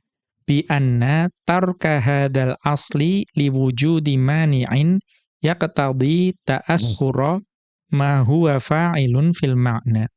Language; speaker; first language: Arabic; non-native, fluent; Indonesian